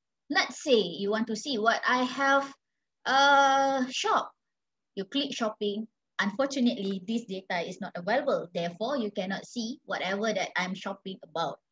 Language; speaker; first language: English; non-native, local second language; Malay